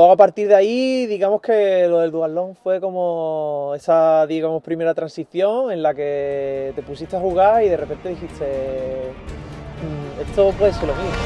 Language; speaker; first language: Spanish; native; Spanish